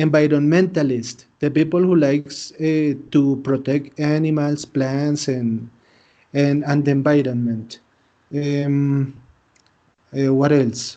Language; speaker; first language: English; non-native, fluent; Spanish